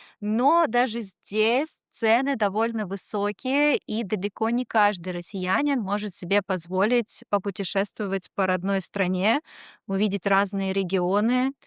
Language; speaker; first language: Russian; native; Russian